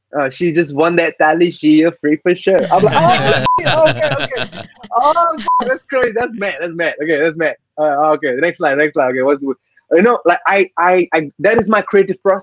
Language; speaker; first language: English; non-native, local second language; Tamil